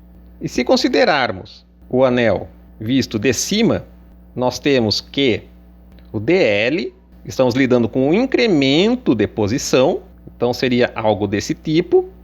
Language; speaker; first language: Portuguese; native; Portuguese